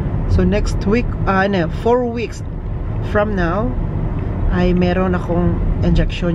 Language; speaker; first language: English; non-native, local second language; Filipino